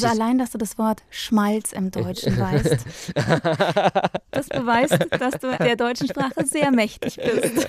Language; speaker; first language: German; native; German